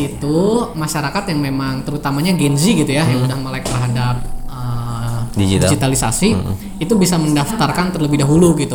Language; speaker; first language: Indonesian; native; Indonesian